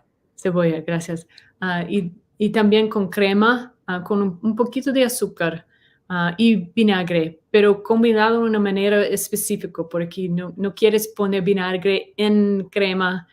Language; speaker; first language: Spanish; non-native, learner; English